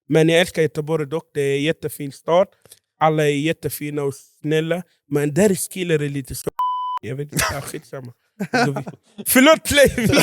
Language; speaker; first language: Swedish; non-native, fluent; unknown